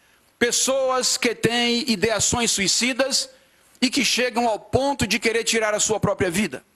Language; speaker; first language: Portuguese; native; Portuguese